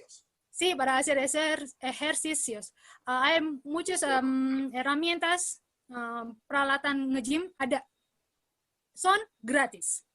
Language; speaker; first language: Spanish; non-native, learner; Indonesian